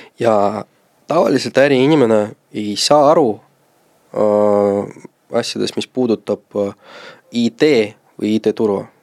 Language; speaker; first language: Estonian; non-native, local second language; Russian